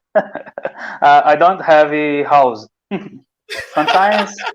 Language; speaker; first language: English; non-native, learner; Portuguese